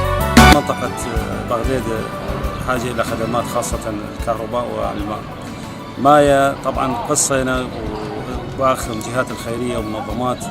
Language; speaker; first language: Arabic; non-native, local second language; Assyrian Neo-Aramaic